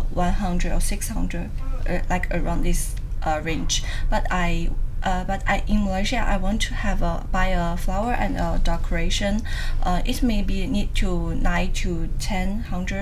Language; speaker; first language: English; non-native, learner; Chinese